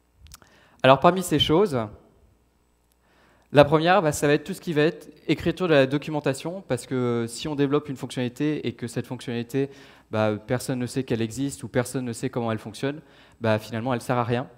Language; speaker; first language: French; native; French